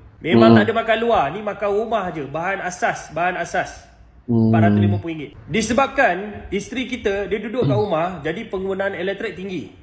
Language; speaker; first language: Malay; native; Malay